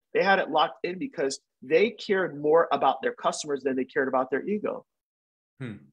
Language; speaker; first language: English; native; English